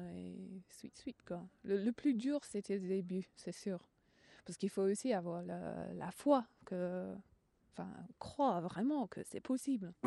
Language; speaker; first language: French; non-native, fluent; English